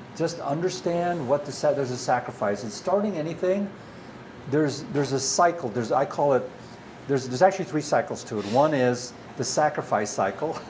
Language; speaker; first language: English; early bilingual, other home language; Dutch